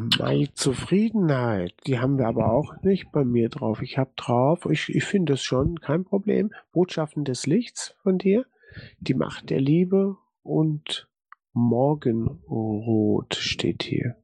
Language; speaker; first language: German; native; German